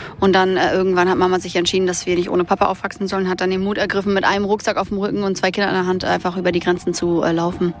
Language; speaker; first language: German; early bilingual, other home language; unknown